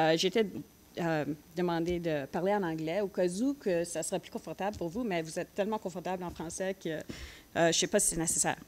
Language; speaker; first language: French; non-native, fluent; English